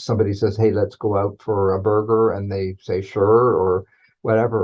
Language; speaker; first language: English; native; English